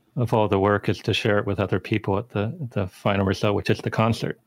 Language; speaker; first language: English; native; English